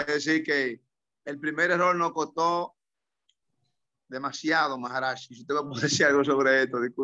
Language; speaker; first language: Spanish; native; Spanish